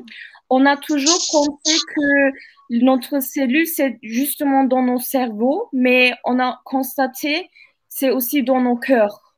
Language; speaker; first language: French; non-native, fluent; Turkish